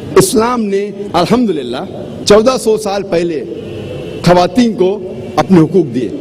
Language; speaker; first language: Urdu; non-native, local second language; Konkani